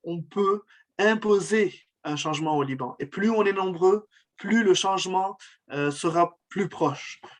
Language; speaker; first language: French; non-native, local second language; Arabic